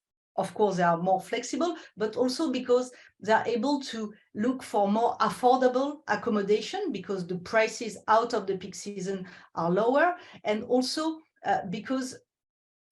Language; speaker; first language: English; non-native, fluent; French